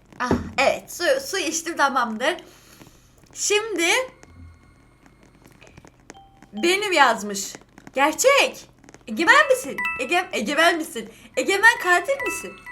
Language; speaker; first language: Turkish; native; Turkish